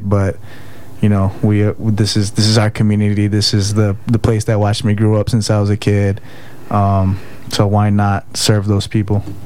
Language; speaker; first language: English; early bilingual, other home language; Spanish